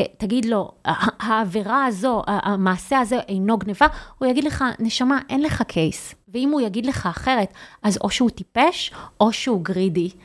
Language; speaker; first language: Hebrew; native; Hebrew